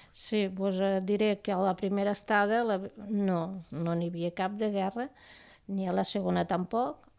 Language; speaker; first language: Catalan; native; Catalan